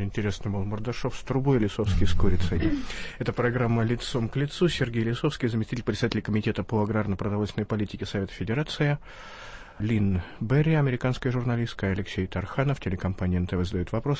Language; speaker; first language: Russian; native; Russian